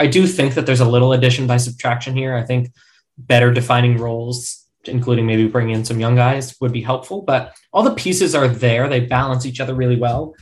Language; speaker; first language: English; native; English